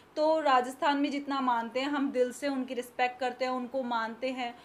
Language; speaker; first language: Hindi; native; Hindi